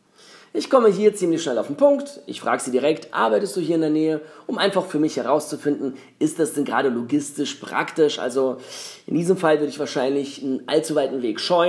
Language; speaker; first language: German; native; German